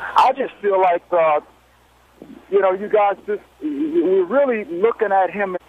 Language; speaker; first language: English; native; English